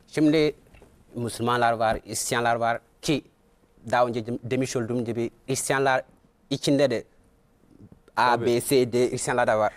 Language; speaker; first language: Turkish; non-native, fluent; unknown